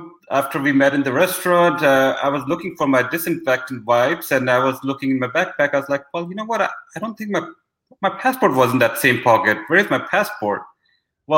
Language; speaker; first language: English; non-native, local second language; Hindi